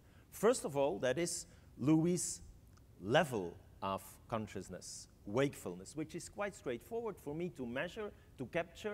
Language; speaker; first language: English; non-native, fluent; French